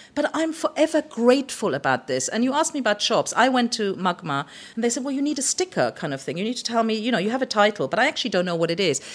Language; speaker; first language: English; early bilingual, other home language; German